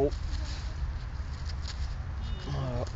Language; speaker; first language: French; native; French